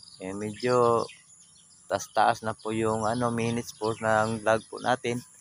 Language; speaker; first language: Filipino; non-native, local second language; Cebuano